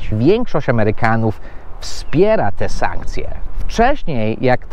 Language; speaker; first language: Polish; non-native, fluent; English